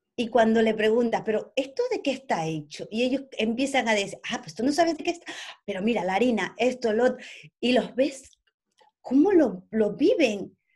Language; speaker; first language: Spanish; native; Spanish